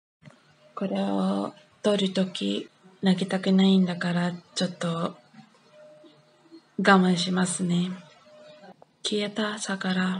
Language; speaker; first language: Japanese; non-native, learner; English